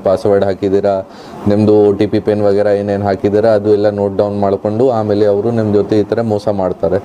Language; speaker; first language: Kannada; non-native, local second language; Hindi